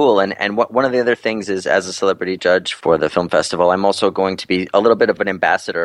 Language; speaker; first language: English; native; English